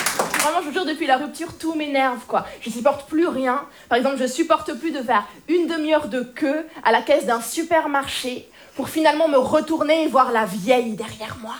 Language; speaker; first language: French; native; French